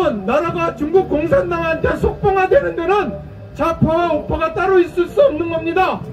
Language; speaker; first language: Korean; native; Korean